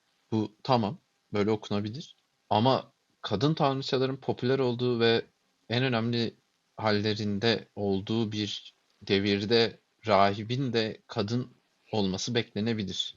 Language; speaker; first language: Turkish; native; Turkish